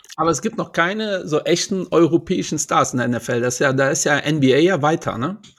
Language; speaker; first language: German; early bilingual, other home language; Portuguese